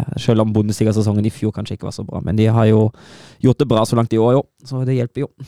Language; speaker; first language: Norwegian; non-native, fluent; German